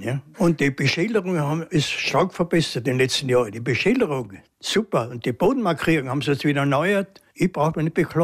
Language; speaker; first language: German; native; German